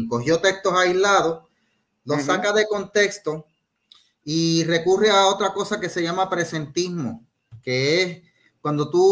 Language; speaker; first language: Spanish; native; Spanish